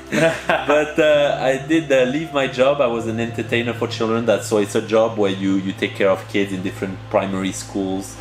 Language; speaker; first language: English; early bilingual, heritage; French